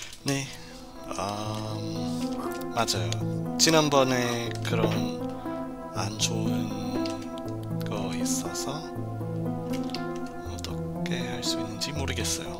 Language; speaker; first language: Korean; non-native, learner; English